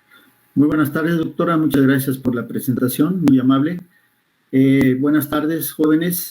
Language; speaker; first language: Spanish; native; Spanish